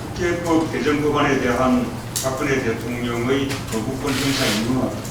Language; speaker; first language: Korean; native; Korean